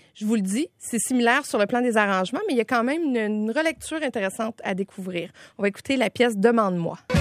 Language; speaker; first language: French; native; French